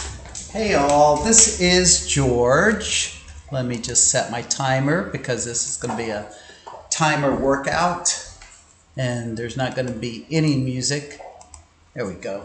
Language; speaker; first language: English; native; English